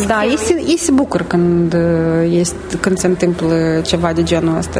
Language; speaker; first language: Romanian; native; Romanian